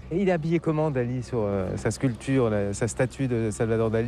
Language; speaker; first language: French; native; French